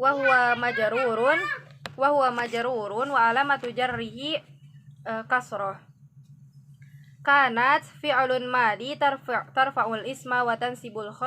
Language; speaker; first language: Arabic; non-native, learner; Indonesian